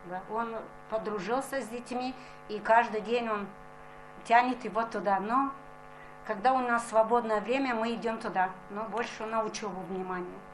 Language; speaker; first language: Russian; non-native, local second language; Gagauz